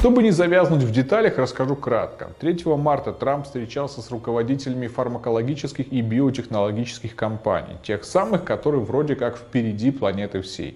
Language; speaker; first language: Russian; native; Russian